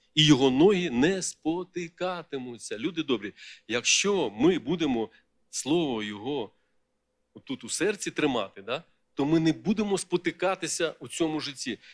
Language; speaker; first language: Ukrainian; non-native, local second language; Russian